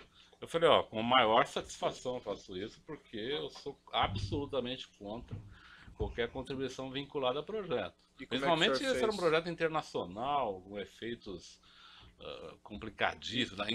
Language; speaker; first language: Portuguese; native; Portuguese